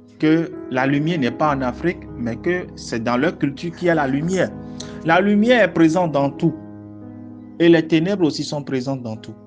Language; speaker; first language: French; non-native, local second language; Fon